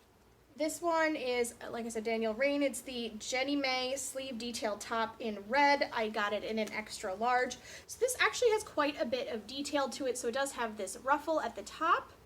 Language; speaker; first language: English; native; English